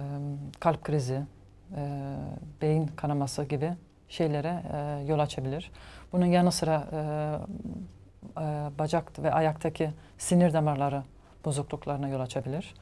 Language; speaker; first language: Turkish; native; Turkish